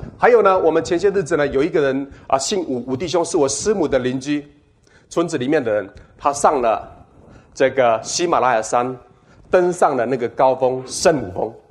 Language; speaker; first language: Chinese; non-native, local second language; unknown